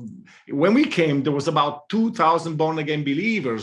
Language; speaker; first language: English; non-native, fluent; Italian